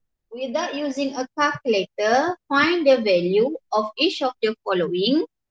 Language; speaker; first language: English; non-native, local second language; Malay